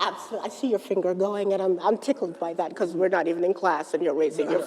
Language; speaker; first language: English; native; English